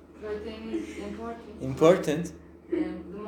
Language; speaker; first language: English; non-native, learner; Turkish